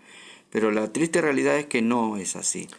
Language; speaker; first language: Spanish; native; Spanish